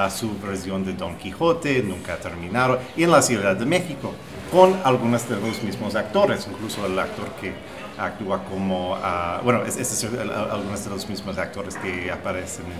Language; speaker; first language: Spanish; non-native, fluent; English